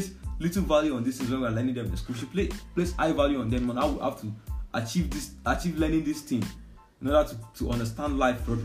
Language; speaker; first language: English; non-native, local second language; Yoruba